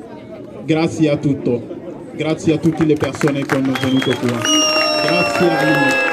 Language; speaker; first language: Italian; non-native, learner; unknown